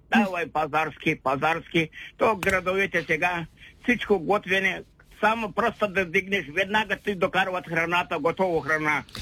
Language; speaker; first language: Bulgarian; non-native, local second language; Turkish